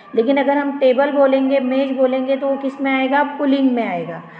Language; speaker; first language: Hindi; non-native, local second language; Marathi